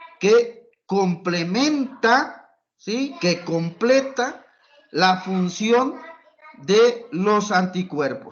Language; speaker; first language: Spanish; native; Spanish